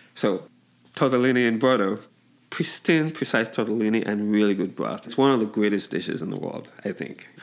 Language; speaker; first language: English; non-native, local second language; Yoruba